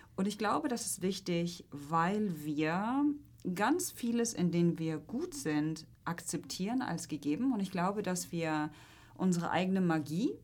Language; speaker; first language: German; non-native, fluent; Polish